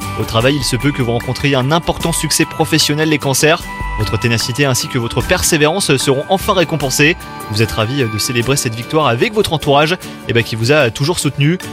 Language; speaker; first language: French; native; French